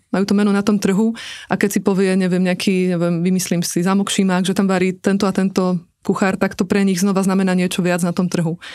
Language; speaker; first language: Slovak; native; Slovak